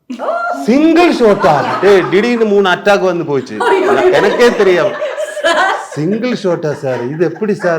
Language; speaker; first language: Tamil; non-native, learner; Malayalam